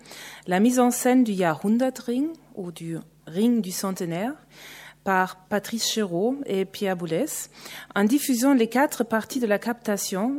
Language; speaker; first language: French; native; French